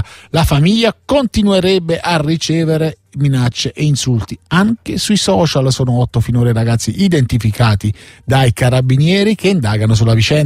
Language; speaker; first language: Italian; native; Italian